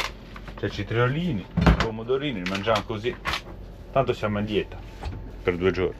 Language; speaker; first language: Italian; native; Italian